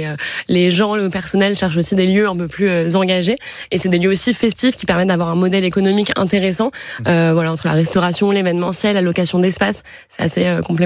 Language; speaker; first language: French; native; French